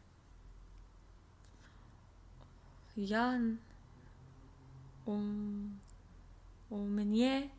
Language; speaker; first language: Russian; non-native, learner; English